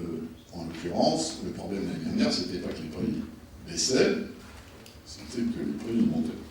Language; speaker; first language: French; native; French